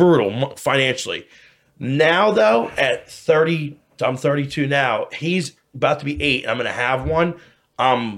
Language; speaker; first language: English; native; English